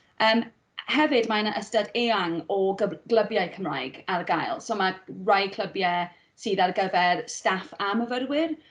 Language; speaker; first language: Welsh; non-native, local second language; English